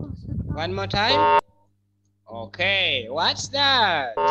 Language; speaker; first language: English; non-native, fluent; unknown